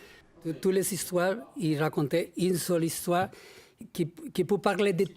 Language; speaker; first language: French; non-native, learner; Spanish